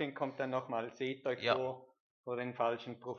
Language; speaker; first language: German; native; German